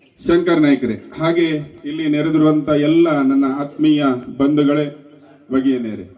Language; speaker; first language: Kannada; non-native, local second language; Marathi